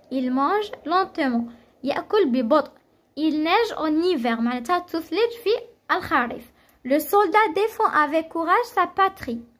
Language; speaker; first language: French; non-native, local second language; Arabic